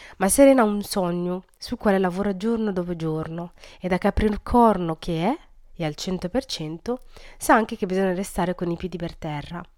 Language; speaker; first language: Italian; native; Italian